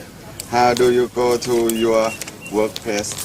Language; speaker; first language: English; non-native, learner; Thai